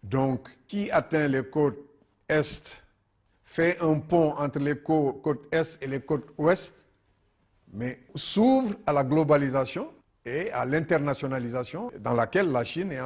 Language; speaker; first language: French; non-native, local second language; Wolof